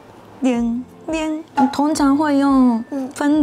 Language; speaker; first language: Chinese; non-native, fluent; Japanese